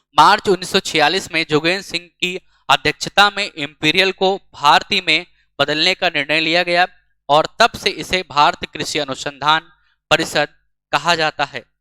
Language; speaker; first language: Hindi; native; Hindi